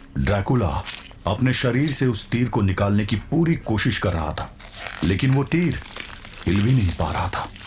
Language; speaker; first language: Hindi; native; Hindi